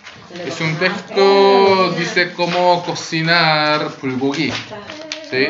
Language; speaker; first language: Spanish; early bilingual, other home language; Korean